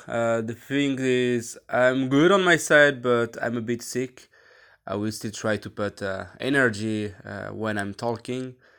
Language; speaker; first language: English; non-native, fluent; French